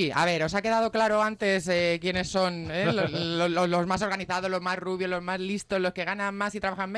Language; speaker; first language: Spanish; native; Spanish